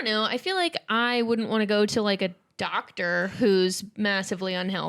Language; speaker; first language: English; native; English